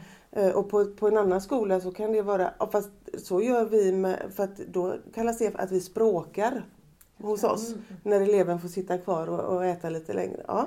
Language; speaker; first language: Swedish; native; Swedish